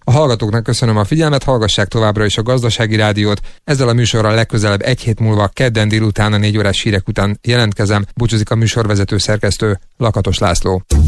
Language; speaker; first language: Hungarian; native; Hungarian